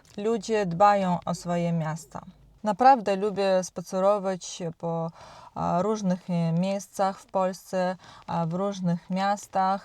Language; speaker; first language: Polish; non-native, learner; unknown